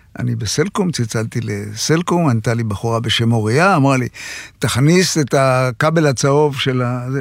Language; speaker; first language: Hebrew; native; Hebrew